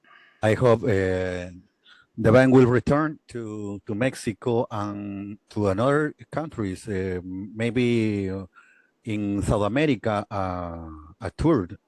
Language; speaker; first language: English; non-native, learner; Spanish